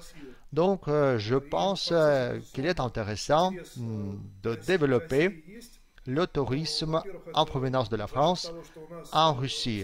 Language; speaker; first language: French; non-native, fluent; Russian